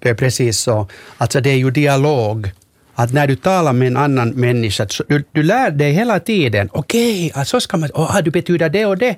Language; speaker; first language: Swedish; non-native, local second language; Finnish